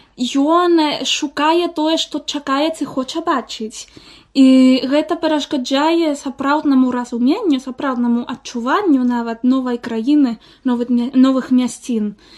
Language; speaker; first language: Belarusian; non-native, fluent; Spanish